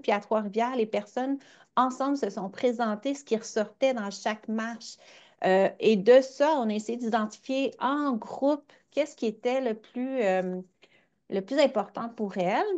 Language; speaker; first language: French; native; French